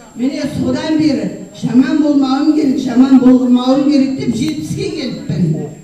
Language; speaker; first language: Kazakh; native; Kazakh